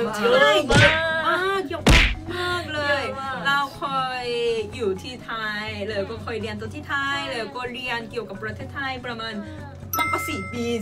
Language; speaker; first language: Thai; non-native, learner; Korean